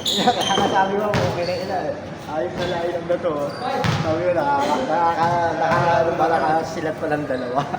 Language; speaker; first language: Filipino; native; Filipino